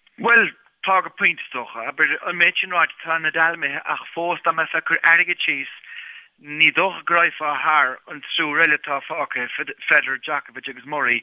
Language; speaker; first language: Irish; native; Irish